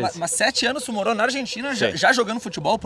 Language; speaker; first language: Portuguese; native; Portuguese